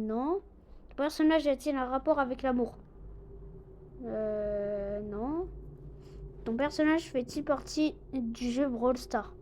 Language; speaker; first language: French; non-native, local second language; Arabic